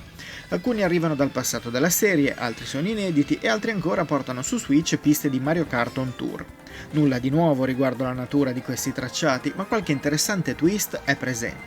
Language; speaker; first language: Italian; native; Italian